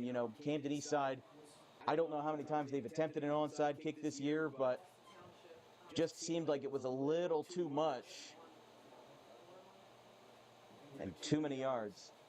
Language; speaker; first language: English; native; English